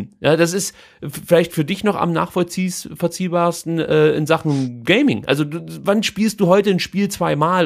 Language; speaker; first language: German; native; German